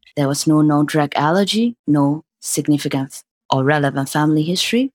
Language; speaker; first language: English; non-native, fluent; Burmese